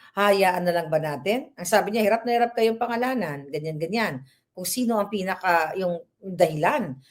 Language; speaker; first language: Filipino; native; Filipino